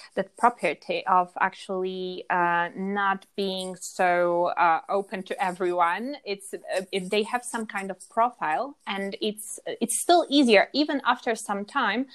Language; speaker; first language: English; non-native, fluent; Polish